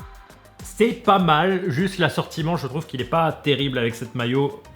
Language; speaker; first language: French; native; French